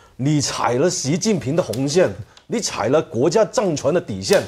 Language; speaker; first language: Chinese; non-native, fluent; Cantonese